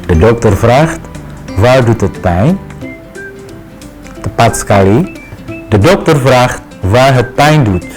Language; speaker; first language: Dutch; non-native, fluent; Indonesian